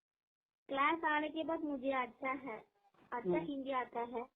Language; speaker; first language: Hindi; non-native, learner; Tamil